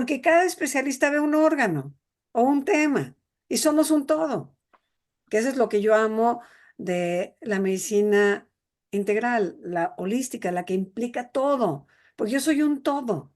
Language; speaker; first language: Spanish; native; Spanish